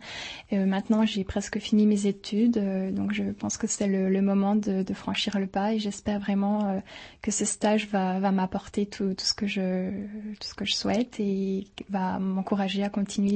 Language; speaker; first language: French; native; French